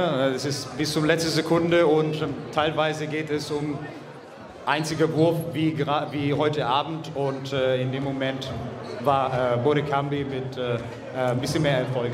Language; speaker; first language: German; non-native, fluent; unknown